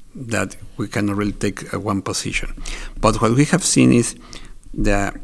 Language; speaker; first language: English; non-native, fluent; Spanish